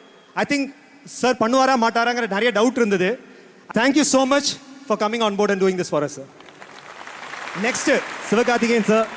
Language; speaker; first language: Tamil; native; Tamil